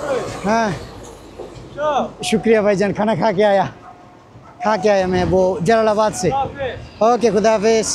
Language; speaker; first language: Hindi; non-native, fluent; Bangla